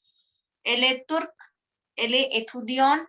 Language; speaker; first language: French; non-native, fluent; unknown